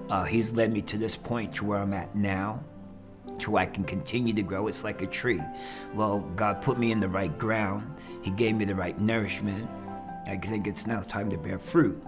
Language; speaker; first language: English; native; English